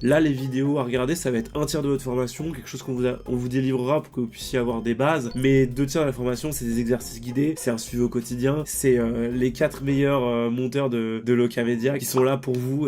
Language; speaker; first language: French; native; French